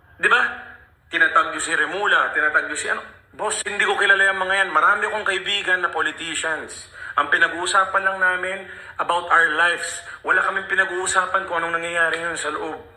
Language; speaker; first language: Filipino; early bilingual, other home language; Punjabi